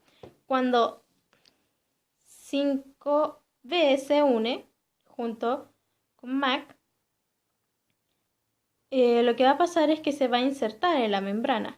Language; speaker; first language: Spanish; native; Spanish